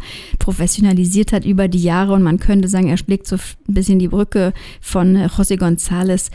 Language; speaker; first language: German; native; German